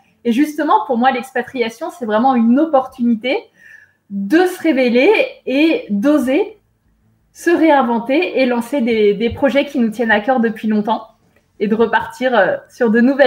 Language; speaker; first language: French; native; French